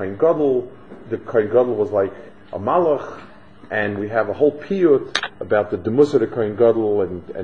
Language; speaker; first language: English; native; English